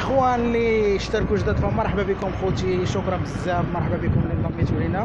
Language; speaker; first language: Arabic; native; Arabic